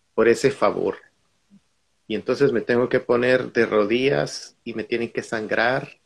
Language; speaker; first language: Spanish; native; Spanish